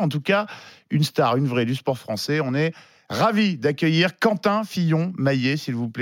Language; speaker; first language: French; native; French